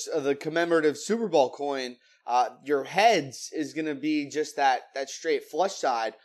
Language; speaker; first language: English; native; English